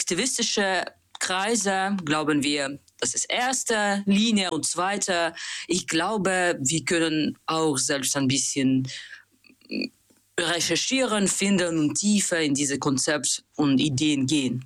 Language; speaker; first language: German; non-native, learner; Russian